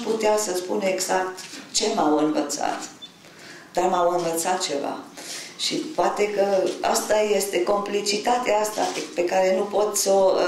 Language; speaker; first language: Romanian; non-native, local second language; German